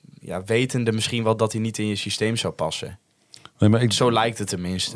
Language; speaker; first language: Dutch; native; Dutch